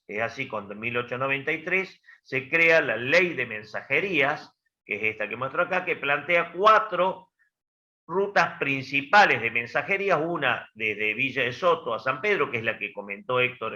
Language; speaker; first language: Spanish; native; Spanish